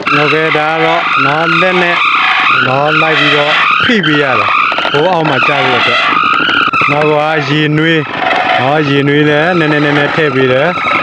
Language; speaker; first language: Burmese; non-native, local second language; S'gaw Karen